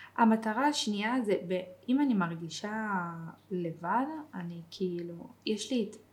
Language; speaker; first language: Hebrew; native; Hebrew